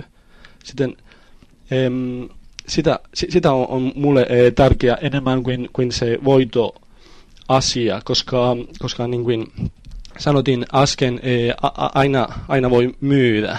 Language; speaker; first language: Finnish; non-native, fluent; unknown